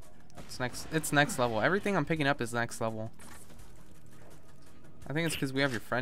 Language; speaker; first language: English; native; English